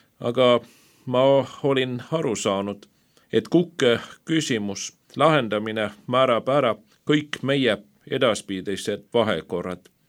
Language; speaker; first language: Estonian; non-native, fluent; Swedish